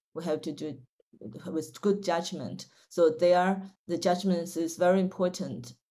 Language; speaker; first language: English; non-native, fluent; Chinese